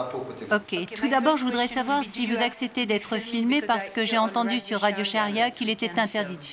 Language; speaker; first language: French; native; French